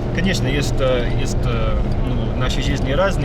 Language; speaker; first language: Russian; non-native, fluent; English